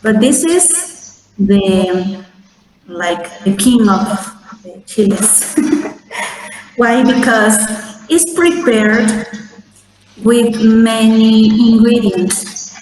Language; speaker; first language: English; non-native, fluent; Spanish